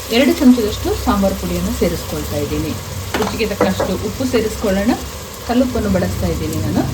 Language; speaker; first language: Kannada; non-native, local second language; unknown